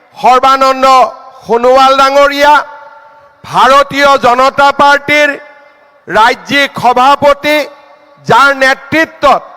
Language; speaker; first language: Assamese; native; Assamese